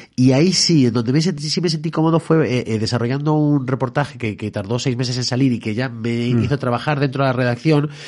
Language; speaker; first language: Spanish; native; Spanish